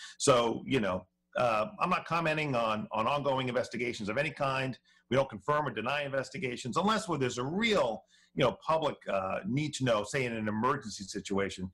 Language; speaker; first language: English; native; English